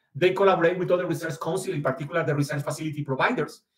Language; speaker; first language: English; non-native, fluent; Spanish